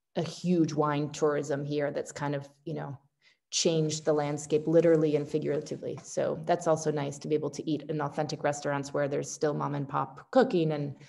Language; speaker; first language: English; native; English